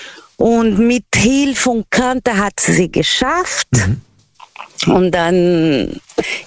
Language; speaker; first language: German; non-native, learner; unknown